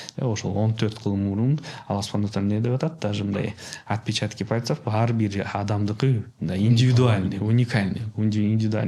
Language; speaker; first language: Russian; non-native, local second language; Kyrgyz